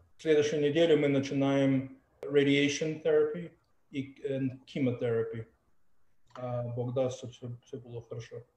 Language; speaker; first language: Russian; early bilingual, heritage; Russian